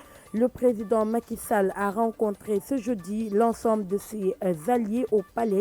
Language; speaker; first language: French; non-native, local second language; Wolof